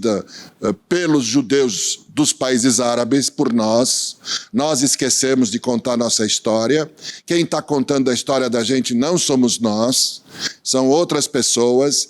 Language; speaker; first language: Portuguese; early bilingual, other home language; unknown